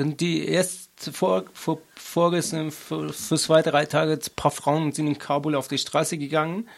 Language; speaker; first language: German; non-native, learner; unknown